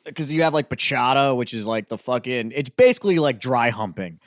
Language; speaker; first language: English; native; English